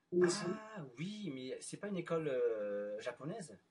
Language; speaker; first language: French; non-native, fluent; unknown